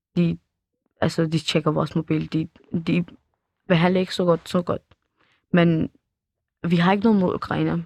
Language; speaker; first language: Danish; early bilingual, other home language; Kurdish